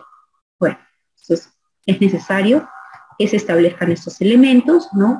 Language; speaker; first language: Spanish; native; Spanish